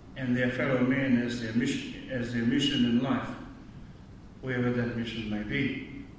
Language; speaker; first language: English; native; English